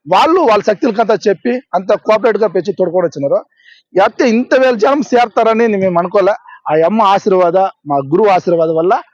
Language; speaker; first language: Telugu; native; Telugu